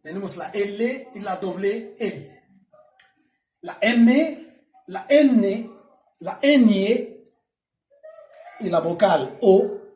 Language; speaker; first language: Spanish; non-native, fluent; Arabic